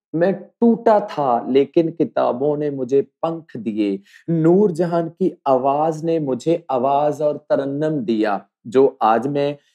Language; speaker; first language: Hindi; native; Hindi